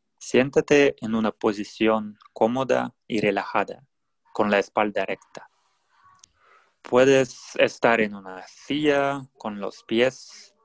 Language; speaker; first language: Spanish; non-native, fluent; Russian